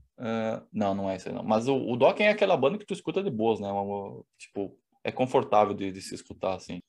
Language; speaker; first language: Portuguese; native; Portuguese